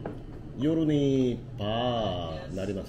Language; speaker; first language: Japanese; non-native, learner; Korean